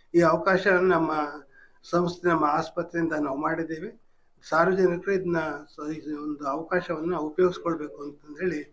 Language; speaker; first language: Kannada; native; Kannada